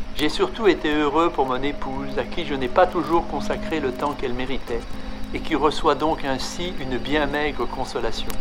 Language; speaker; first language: French; native; French